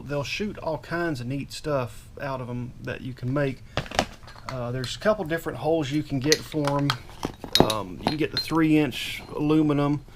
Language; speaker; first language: English; native; English